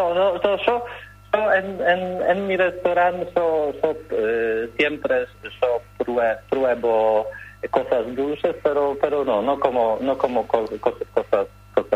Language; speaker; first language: Spanish; non-native, learner; Polish